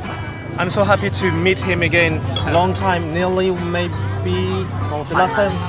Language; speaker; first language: English; non-native, learner; French